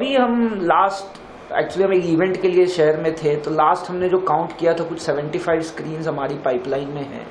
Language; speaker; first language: Hindi; native; Hindi